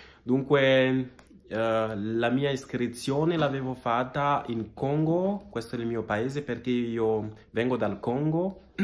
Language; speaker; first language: Italian; non-native, fluent; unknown